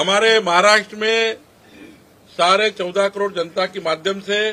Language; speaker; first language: Hindi; non-native, local second language; Marathi